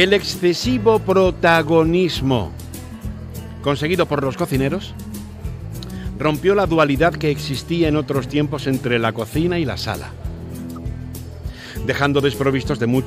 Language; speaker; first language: Spanish; native; Spanish